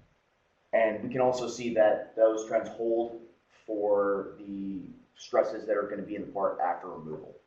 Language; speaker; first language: English; native; English